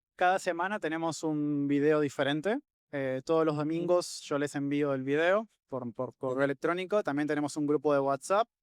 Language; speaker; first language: Spanish; native; Spanish